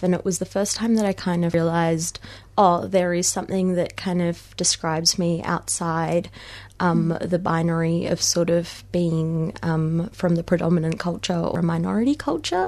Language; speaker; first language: English; native; English